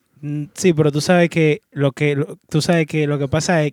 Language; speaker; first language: Spanish; native; Spanish